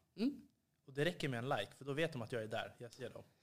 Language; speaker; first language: Swedish; native; Swedish